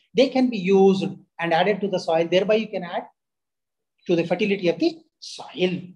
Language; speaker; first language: English; non-native, local second language; Telugu